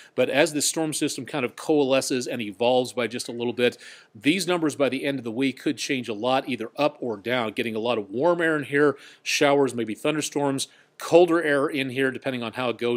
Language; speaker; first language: English; native; English